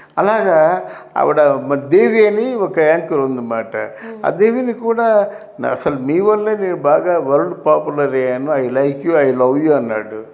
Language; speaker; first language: Telugu; native; Telugu